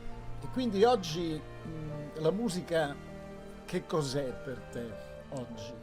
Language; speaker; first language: Italian; native; Italian